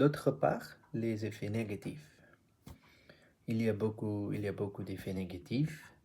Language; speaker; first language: French; non-native, learner; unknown